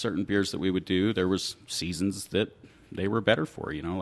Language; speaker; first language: English; native; English